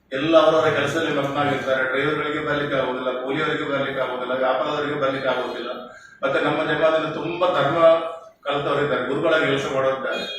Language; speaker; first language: Kannada; non-native, local second language; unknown